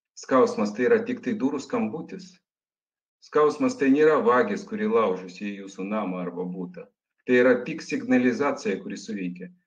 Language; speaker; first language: Lithuanian; non-native, local second language; Russian